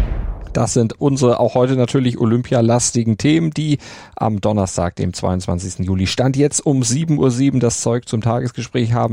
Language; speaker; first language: German; native; German